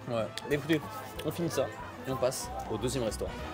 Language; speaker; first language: French; native; French